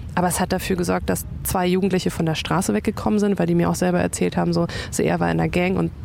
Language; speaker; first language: German; native; German